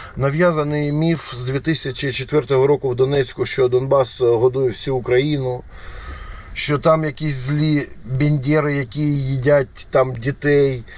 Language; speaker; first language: Ukrainian; non-native, local second language; Russian